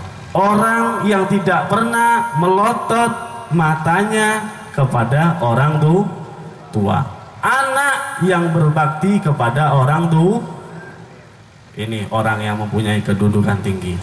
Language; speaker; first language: Indonesian; non-native, local second language; Javanese